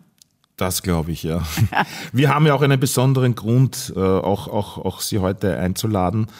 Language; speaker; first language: German; native; German